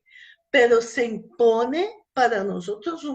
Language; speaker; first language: Spanish; non-native, fluent; Portuguese